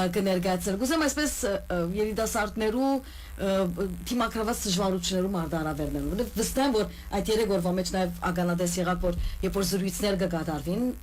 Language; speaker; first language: Armenian; early bilingual, heritage; Armenian